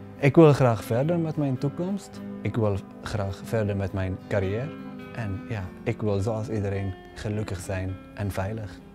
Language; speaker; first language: Dutch; non-native, fluent; Arabic